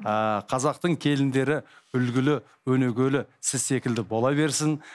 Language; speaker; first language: Kazakh; native; Kazakh